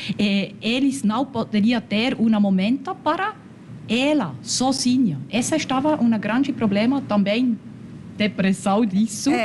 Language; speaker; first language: Portuguese; non-native, learner; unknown